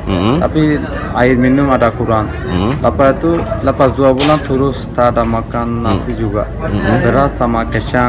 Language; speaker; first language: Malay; non-native, learner; Rohingya